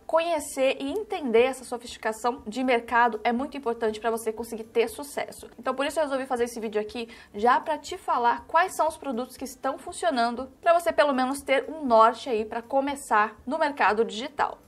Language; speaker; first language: Portuguese; native; Portuguese